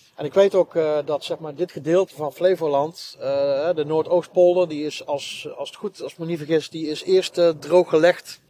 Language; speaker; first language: Dutch; native; Dutch